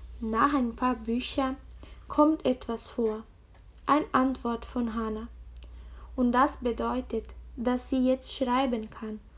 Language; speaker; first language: German; non-native, learner; Spanish